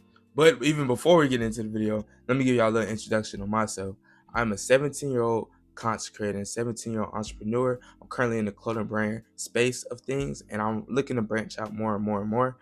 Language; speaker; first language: English; native; English